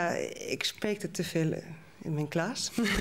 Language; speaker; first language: Dutch; non-native, learner; Spanish